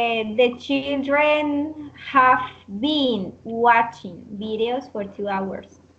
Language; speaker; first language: English; non-native, learner; Spanish